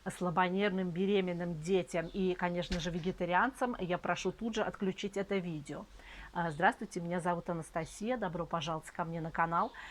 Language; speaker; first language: Russian; native; Russian